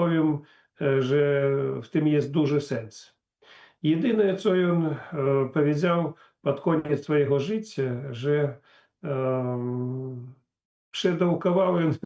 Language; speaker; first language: Polish; non-native, learner; Russian